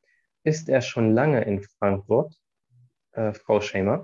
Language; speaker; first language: German; non-native, fluent; Arabic